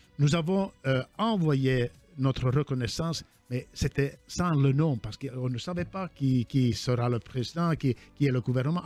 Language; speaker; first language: French; non-native, fluent; Finnish